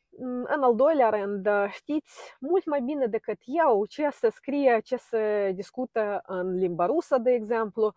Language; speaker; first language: Romanian; non-native, fluent; Ukrainian